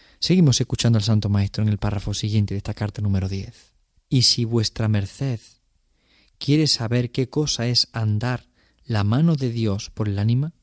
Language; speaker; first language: Spanish; native; Spanish